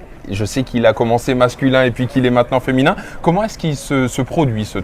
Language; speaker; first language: French; native; French